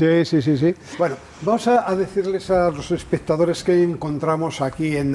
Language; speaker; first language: Spanish; native; Spanish